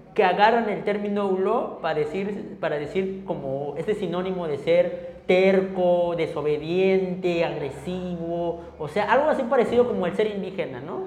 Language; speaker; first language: Spanish; non-native, local second language; Tzotzil